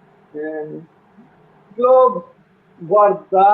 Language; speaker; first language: Italian; non-native, learner; Bangla